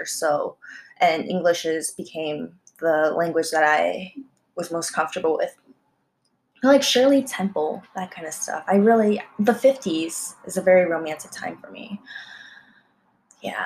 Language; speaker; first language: English; early bilingual, other home language; Korean